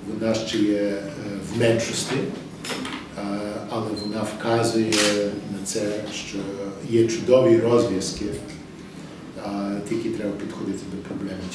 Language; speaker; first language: Ukrainian; early bilingual, heritage; English